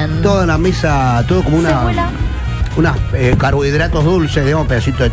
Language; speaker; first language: Spanish; native; Spanish